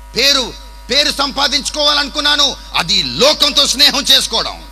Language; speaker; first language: Telugu; non-native, local second language; English